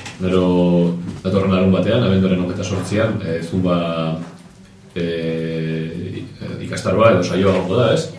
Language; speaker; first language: Basque; non-native, local second language; Spanish